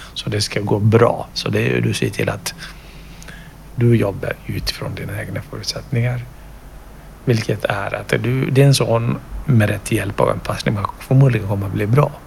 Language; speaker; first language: Swedish; non-native, fluent; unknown